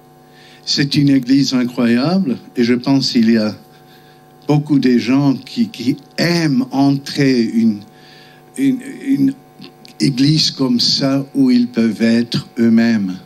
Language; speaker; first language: French; non-native, local second language; German